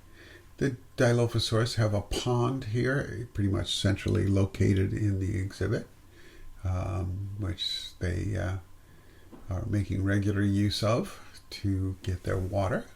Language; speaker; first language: English; native; English